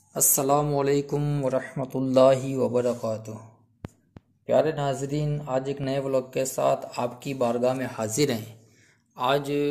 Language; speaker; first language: Urdu; non-native, local second language; Gujarati